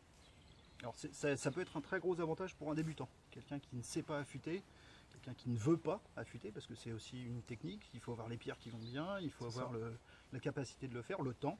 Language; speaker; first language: French; native; French